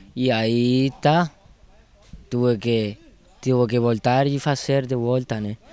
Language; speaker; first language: Portuguese; non-native, learner; Spanish